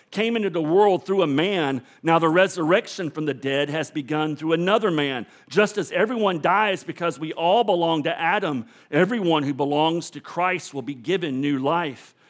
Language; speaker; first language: English; native; English